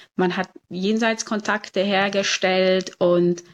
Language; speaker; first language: German; native; German